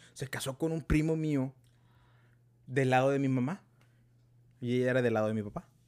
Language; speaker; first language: Spanish; early bilingual, heritage; Spanish